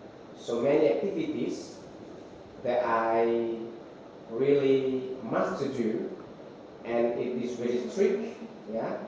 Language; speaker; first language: English; non-native, fluent; Indonesian